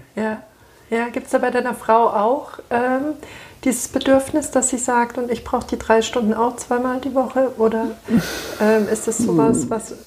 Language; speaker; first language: German; native; German